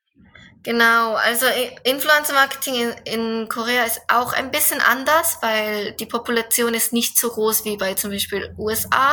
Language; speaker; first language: German; non-native, fluent; Korean